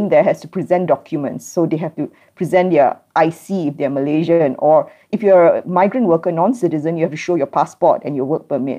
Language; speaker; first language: English; non-native, local second language; Tamil